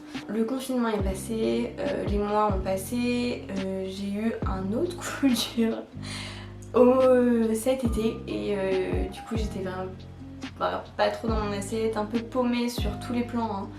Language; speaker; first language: French; native; French